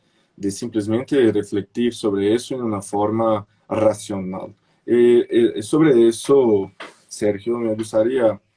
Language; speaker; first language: Spanish; non-native, fluent; Portuguese